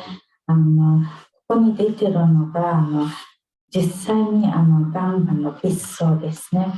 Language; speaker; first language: Japanese; non-native, fluent; Mongolian